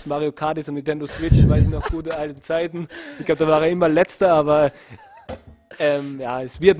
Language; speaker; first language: German; native; German